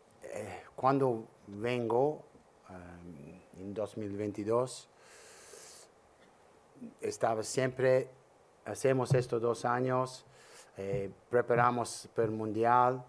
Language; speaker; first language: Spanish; non-native, learner; English